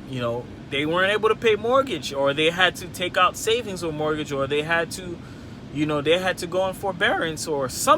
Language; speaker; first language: English; native; English